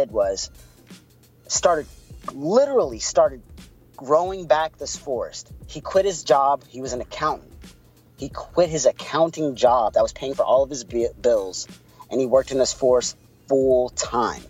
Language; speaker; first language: English; non-native, fluent; Spanish